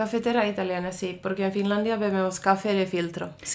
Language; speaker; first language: Spanish; non-native, fluent; Finnish